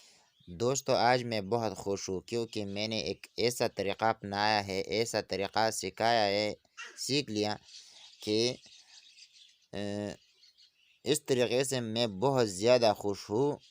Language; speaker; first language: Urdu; non-native, local second language; Pashto